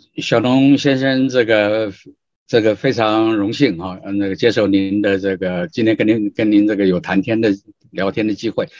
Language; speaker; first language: Chinese; native; Chinese